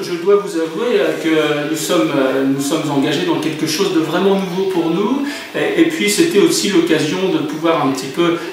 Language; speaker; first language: French; native; French